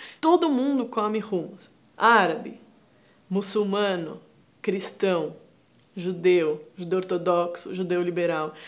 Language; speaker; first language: Portuguese; native; Portuguese